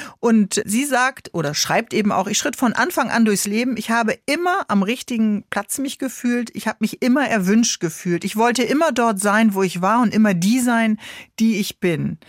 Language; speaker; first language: German; native; German